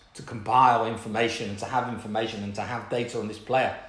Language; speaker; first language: English; native; English